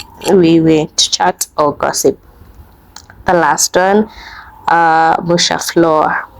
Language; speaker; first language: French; non-native, learner; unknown